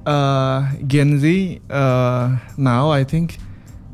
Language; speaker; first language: English; non-native, fluent; Indonesian